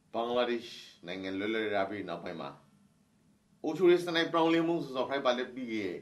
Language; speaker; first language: Burmese; native; Burmese